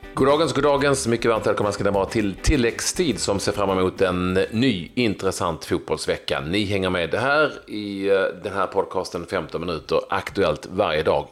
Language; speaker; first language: Swedish; native; Swedish